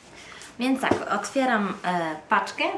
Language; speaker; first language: Polish; non-native, fluent; Italian